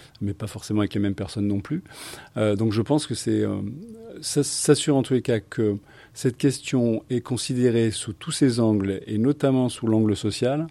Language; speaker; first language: French; native; French